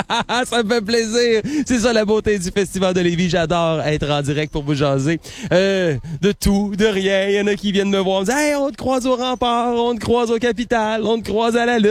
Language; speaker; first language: French; native; French